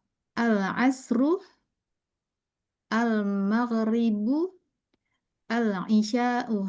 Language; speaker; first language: Arabic; non-native, learner; Indonesian